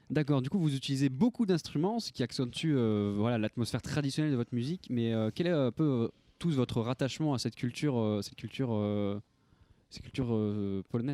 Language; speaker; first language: French; native; French